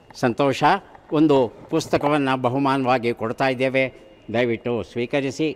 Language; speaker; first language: Kannada; native; Kannada